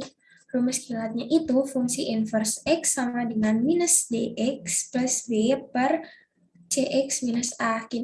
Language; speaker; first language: Indonesian; native; Indonesian